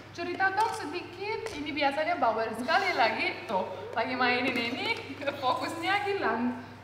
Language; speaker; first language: Indonesian; non-native, fluent; Romanian